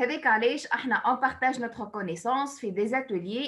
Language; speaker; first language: French; non-native, local second language; Arabic